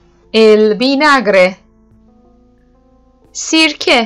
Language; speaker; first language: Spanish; non-native, learner; Turkish